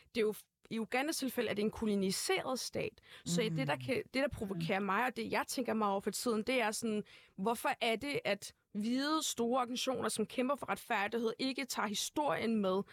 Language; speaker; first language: Danish; native; Danish